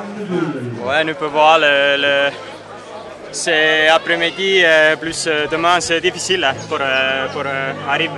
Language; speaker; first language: French; non-native, learner; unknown